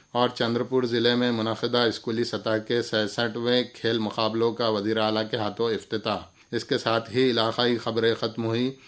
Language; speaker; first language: Urdu; native; Urdu